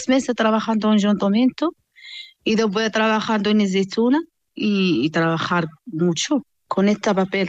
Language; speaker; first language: Spanish; non-native, learner; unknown